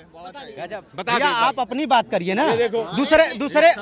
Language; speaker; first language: Hindi; native; Hindi